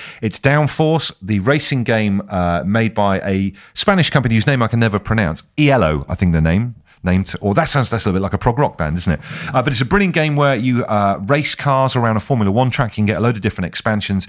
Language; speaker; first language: English; native; English